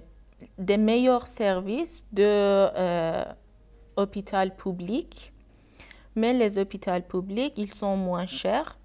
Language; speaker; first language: French; non-native, learner; Persian